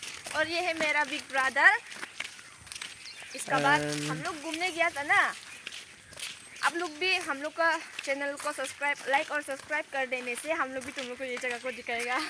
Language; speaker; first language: Hindi; non-native, local second language; Bodo